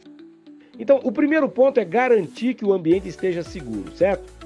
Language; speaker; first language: Portuguese; native; Portuguese